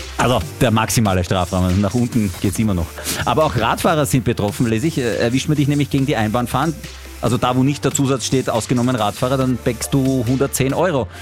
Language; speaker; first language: German; native; German